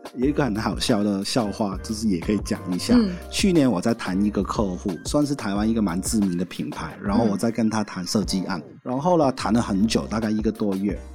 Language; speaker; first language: Chinese; non-native, local second language; Cantonese